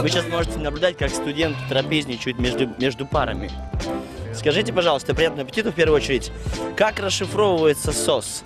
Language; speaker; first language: Russian; native; Russian